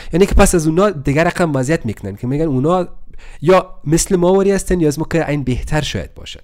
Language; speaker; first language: Persian; early bilingual, heritage; Persian